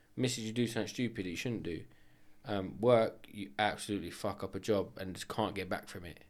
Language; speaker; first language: English; native; English